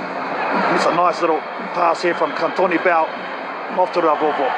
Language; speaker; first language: English; native; English